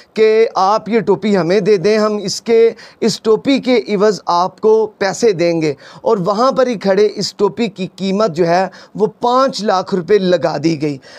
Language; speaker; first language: Urdu; non-native, local second language; Punjabi